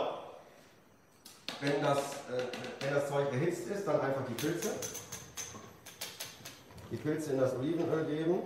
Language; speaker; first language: German; native; German